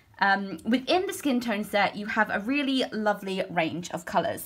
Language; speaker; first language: English; native; English